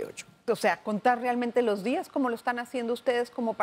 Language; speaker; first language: Spanish; native; Spanish